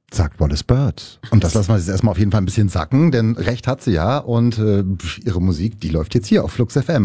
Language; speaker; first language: German; native; German